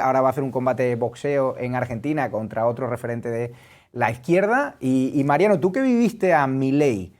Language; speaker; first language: Spanish; native; Spanish